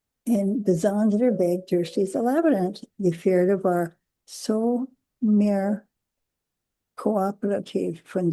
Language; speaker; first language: German; non-native, learner; English